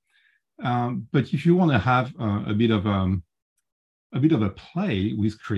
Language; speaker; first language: English; non-native, fluent; French